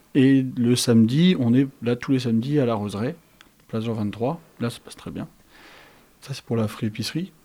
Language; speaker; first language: French; native; French